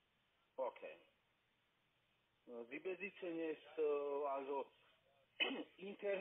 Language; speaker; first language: German; non-native, learner; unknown